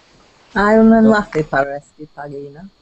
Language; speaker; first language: Spanish; non-native, learner; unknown